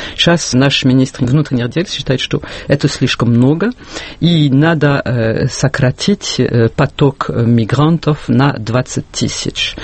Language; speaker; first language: Russian; non-native, fluent; French